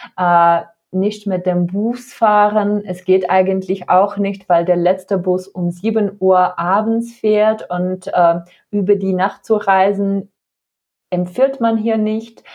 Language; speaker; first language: German; non-native, fluent; Czech